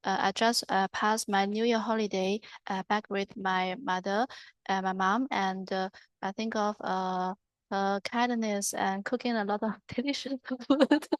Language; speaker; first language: English; non-native, learner; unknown